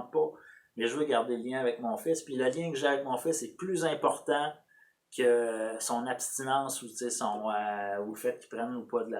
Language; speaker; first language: French; native; French